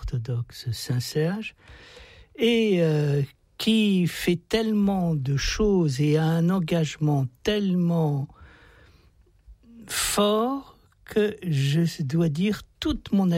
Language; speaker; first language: French; native; French